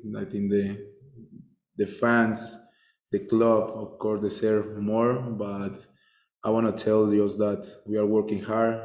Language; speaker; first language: English; non-native, fluent; Spanish